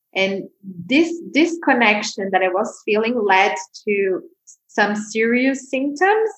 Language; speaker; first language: English; non-native, fluent; Portuguese